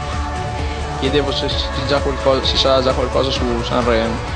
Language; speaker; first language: Italian; native; Italian